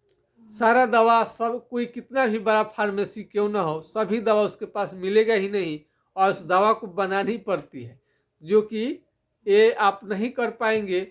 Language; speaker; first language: Hindi; non-native, local second language; Bhojpuri